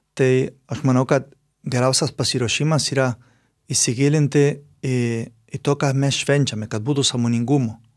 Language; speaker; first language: Lithuanian; non-native, fluent; Spanish